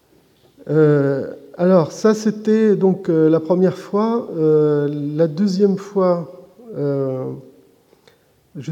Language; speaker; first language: French; non-native, fluent; Arabic